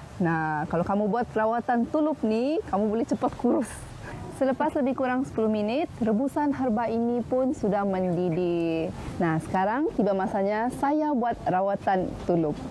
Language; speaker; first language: Malay; native; Malay